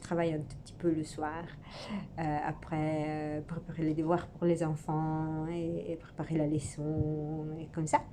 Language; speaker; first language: French; non-native, fluent; Italian